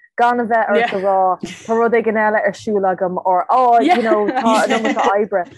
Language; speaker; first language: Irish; non-native, local second language; English